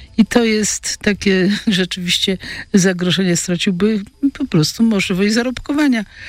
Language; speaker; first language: Polish; native; Polish